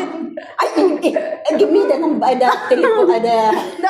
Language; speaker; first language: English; non-native, learner; Filipino